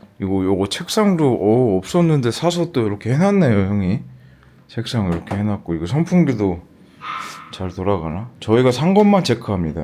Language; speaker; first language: Korean; native; Korean